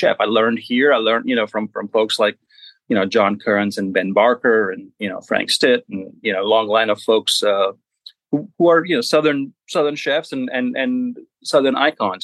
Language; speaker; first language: English; non-native, local second language; Gujarati